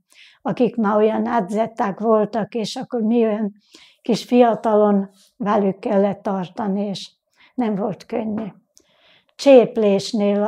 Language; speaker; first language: Hungarian; native; Hungarian